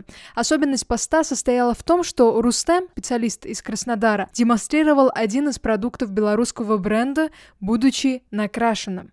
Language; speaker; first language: Russian; native; Russian